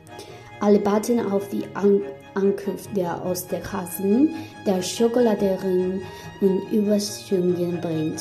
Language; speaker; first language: German; non-native, learner; Spanish